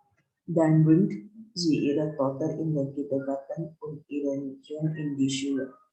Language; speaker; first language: German; non-native, learner; Indonesian